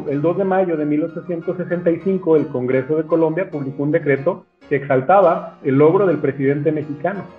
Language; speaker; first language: Spanish; native; Spanish